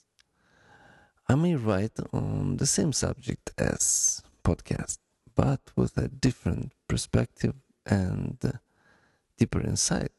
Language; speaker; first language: English; non-native, fluent; Ukrainian